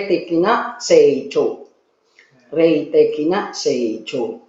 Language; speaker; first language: Japanese; non-native, learner; Filipino